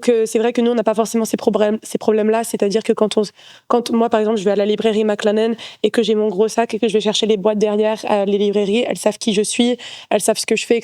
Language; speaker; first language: French; native; French